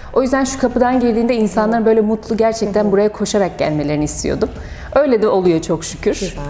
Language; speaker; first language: Turkish; native; Turkish